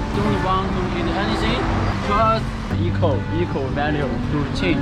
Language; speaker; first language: English; non-native, learner; Chinese